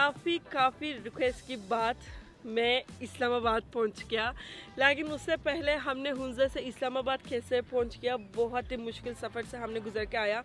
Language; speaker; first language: Hindi; non-native, learner; Turkish